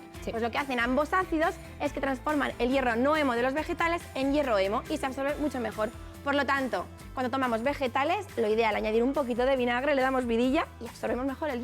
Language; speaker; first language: Spanish; native; Spanish